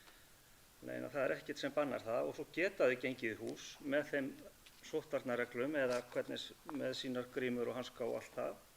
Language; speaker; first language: Icelandic; native; Icelandic